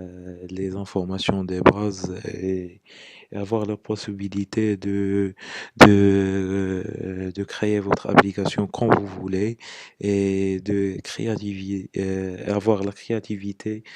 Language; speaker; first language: French; non-native, local second language; Arabic